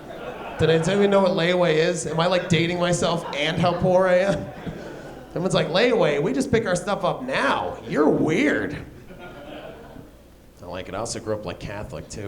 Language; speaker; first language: English; native; English